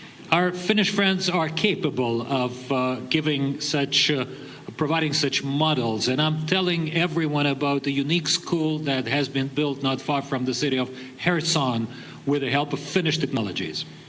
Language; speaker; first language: English; non-native, fluent; Ukrainian